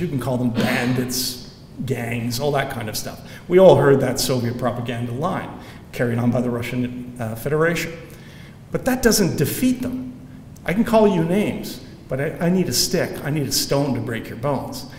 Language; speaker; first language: English; early bilingual, other home language; Ukrainian